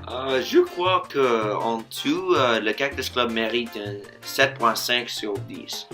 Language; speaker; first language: French; non-native, fluent; English